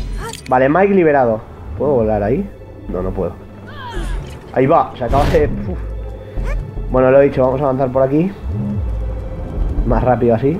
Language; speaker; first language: Spanish; native; Spanish